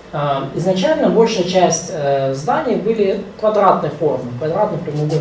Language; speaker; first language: Russian; native; Russian